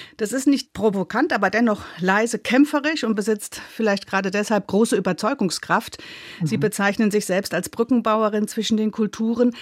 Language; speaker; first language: German; native; German